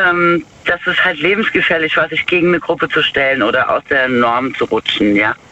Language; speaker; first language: German; native; German